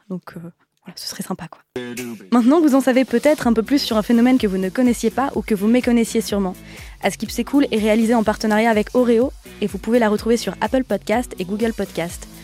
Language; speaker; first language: French; native; French